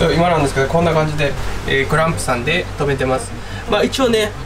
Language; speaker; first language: Japanese; native; Japanese